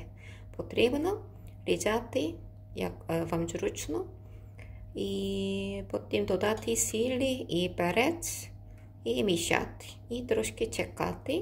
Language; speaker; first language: Ukrainian; non-native, learner; Korean